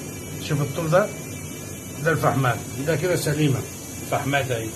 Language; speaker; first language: Arabic; native; Arabic